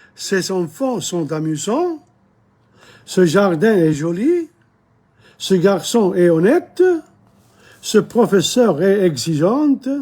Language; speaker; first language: French; non-native, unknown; English